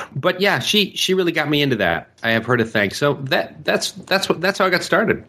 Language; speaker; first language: English; native; English